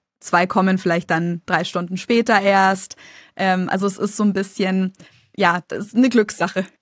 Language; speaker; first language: German; native; German